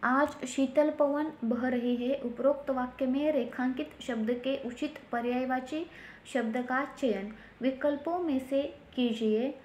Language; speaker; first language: Hindi; non-native, local second language; Marathi